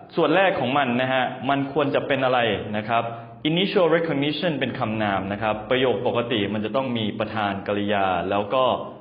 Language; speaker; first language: Thai; native; Thai